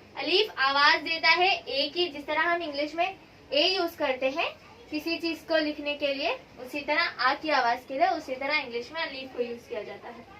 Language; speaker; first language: Hindi; native; Hindi